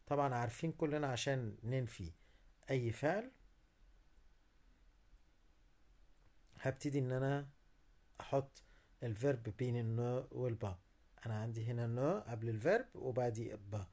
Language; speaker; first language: Arabic; native; Arabic